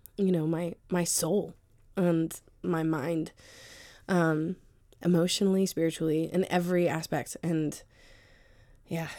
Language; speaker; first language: English; native; English